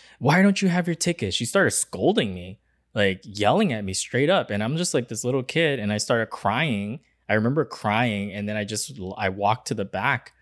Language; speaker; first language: English; early bilingual, other home language; Chinese